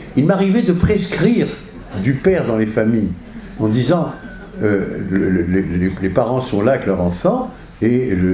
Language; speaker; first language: French; early bilingual, other home language; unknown